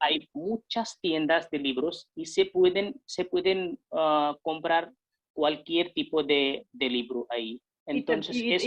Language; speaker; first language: Spanish; non-native, fluent; Hindi